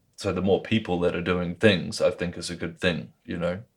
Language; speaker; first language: English; native; English